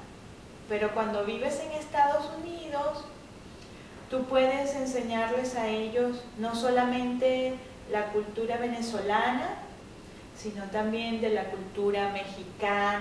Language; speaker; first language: Spanish; native; Spanish